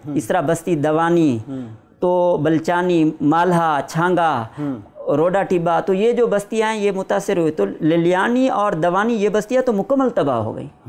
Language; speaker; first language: Urdu; non-native, local second language; Saraiki